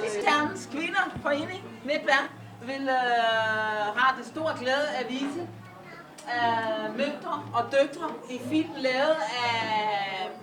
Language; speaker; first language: Danish; non-native, fluent; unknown